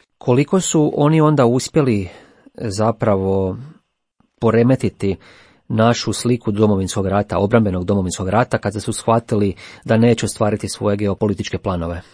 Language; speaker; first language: Croatian; native; Croatian